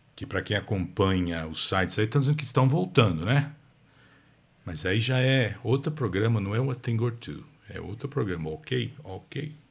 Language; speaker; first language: Portuguese; native; Portuguese